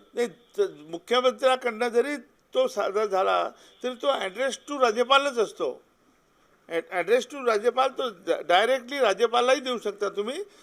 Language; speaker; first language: Marathi; non-native, local second language; Lambadi